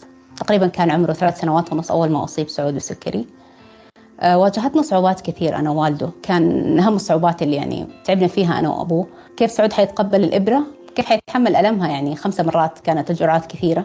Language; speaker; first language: Arabic; native; Arabic